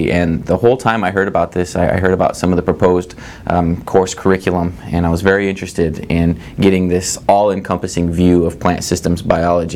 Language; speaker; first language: English; native; English